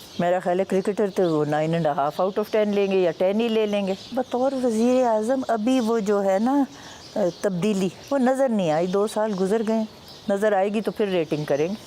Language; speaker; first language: Urdu; non-native, local second language; Punjabi